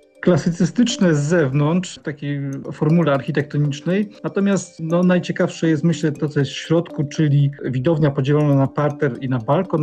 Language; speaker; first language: Polish; native; Polish